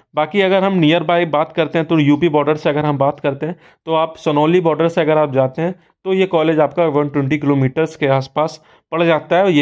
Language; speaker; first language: Hindi; native; Hindi